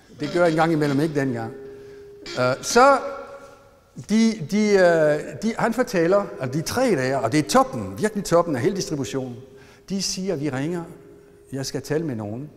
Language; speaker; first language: Danish; non-native, fluent; French